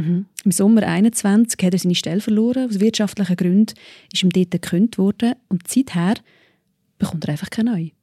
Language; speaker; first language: German; native; German